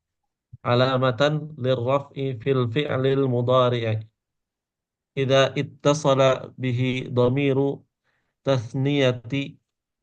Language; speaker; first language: Arabic; non-native, learner; Indonesian